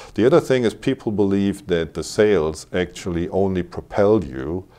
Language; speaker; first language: English; non-native, fluent; German